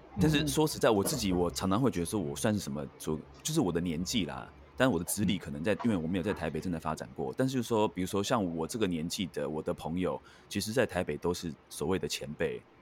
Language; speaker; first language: Chinese; native; Chinese